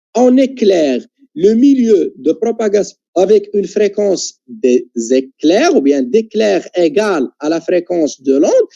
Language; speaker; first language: French; non-native, local second language; Arabic